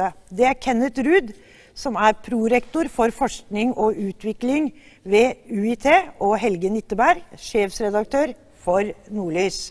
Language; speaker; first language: Norwegian; native; Norwegian